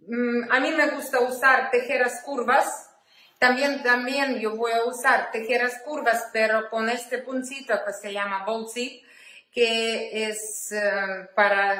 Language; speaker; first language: Spanish; non-native, learner; Ukrainian